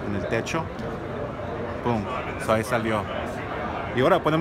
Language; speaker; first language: Spanish; early bilingual, heritage; Spanish